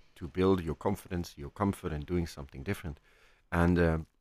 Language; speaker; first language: English; non-native, fluent; Icelandic